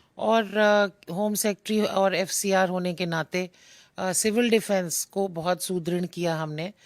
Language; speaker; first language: Hindi; native; Hindi